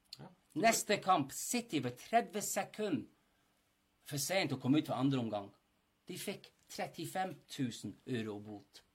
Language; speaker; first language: Norwegian; non-native, fluent; English